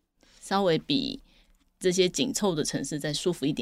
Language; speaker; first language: Chinese; native; Chinese